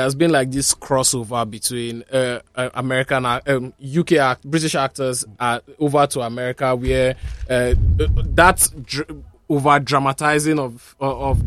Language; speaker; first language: English; non-native, local second language; Yoruba